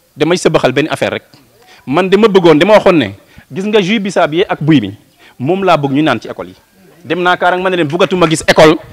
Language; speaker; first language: Wolof; non-native, local second language; Serer